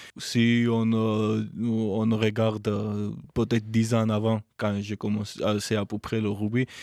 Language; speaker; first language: French; non-native, learner; Georgian